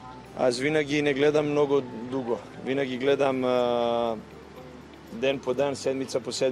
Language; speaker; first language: Bulgarian; non-native, learner; Macedonian